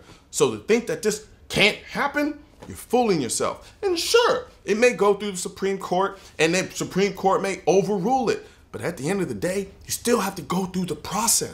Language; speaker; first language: English; native; English